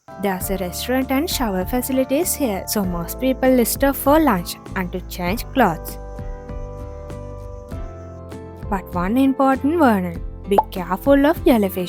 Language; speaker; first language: English; non-native, fluent; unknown